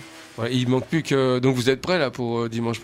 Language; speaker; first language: French; native; French